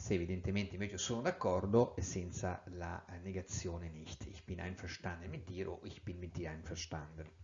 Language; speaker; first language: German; non-native, fluent; Italian